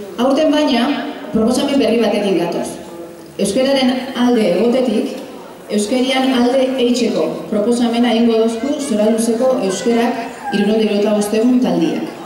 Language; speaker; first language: Basque; native; Basque